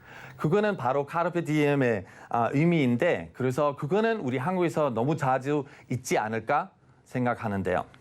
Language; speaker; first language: Korean; non-native, fluent; German